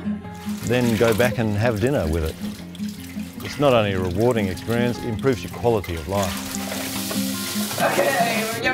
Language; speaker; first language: English; native; English